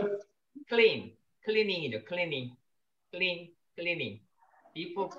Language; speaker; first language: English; non-native, learner; Korean